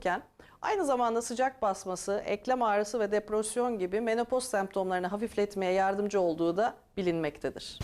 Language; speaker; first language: Turkish; native; Turkish